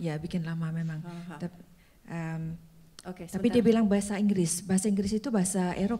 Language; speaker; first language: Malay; non-native, learner; English